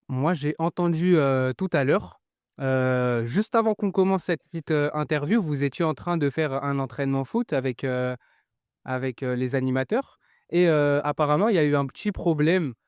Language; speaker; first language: French; native; French